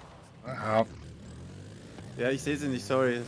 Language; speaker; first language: German; native; German